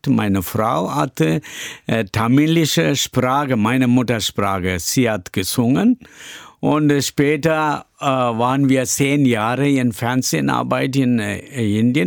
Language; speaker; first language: German; non-native, learner; Tamil